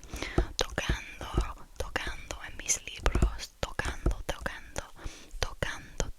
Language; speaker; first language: Spanish; non-native, learner; English